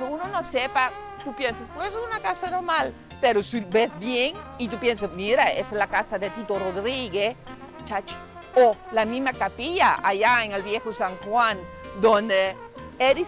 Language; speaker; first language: Spanish; non-native, fluent; Dutch